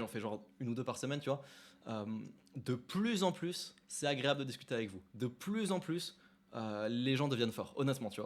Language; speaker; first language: French; native; French